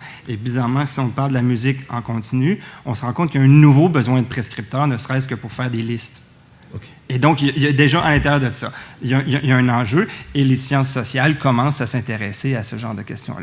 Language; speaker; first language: French; native; French